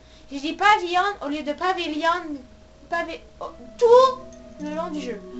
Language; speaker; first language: French; native; French